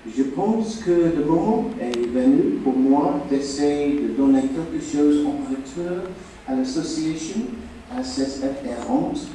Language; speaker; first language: French; non-native, learner; English